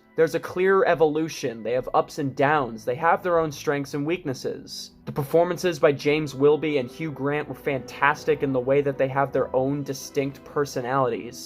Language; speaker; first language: English; native; English